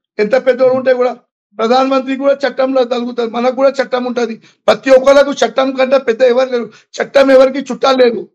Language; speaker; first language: Telugu; non-native, local second language; Gujarati